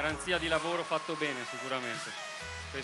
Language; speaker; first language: Italian; native; Italian